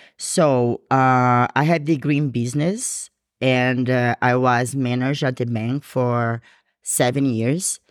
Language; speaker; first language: English; non-native, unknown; Portuguese